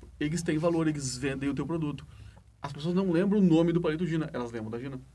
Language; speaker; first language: Portuguese; native; Portuguese